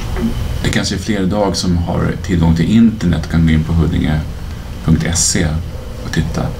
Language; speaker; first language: Swedish; native; Swedish